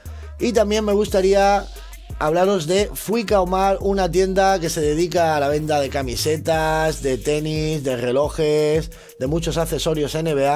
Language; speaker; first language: Spanish; native; Spanish